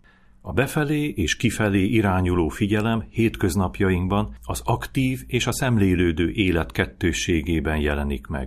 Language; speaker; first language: Hungarian; native; Hungarian